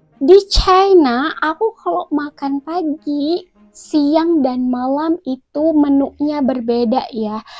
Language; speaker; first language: Indonesian; native; Indonesian